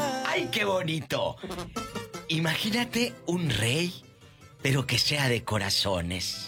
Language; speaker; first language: Spanish; native; Spanish